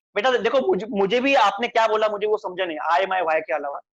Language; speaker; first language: Hindi; non-native, local second language; Marathi